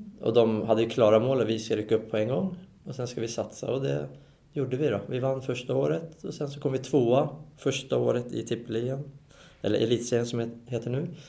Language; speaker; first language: Swedish; native; Swedish